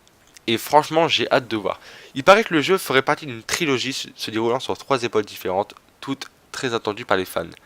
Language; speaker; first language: French; native; French